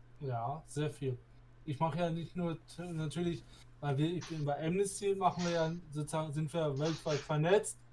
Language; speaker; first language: German; native; German